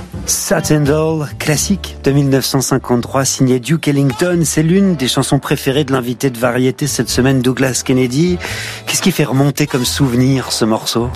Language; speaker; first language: French; native; French